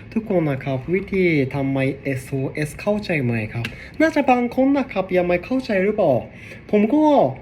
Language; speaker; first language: Thai; non-native, learner; Japanese